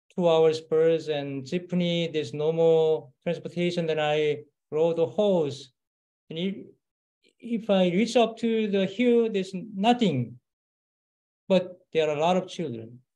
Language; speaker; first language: English; non-native, learner; Korean